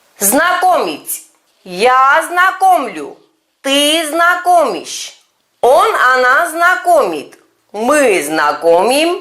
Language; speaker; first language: Russian; non-native, fluent; Turkish